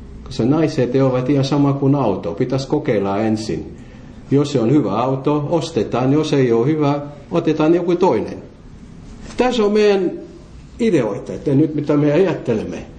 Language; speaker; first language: Finnish; non-native, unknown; Morisyen